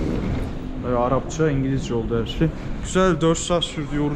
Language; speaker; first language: Turkish; native; Turkish